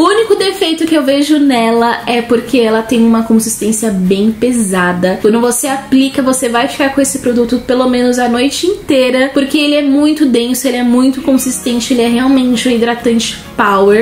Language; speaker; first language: Portuguese; native; Portuguese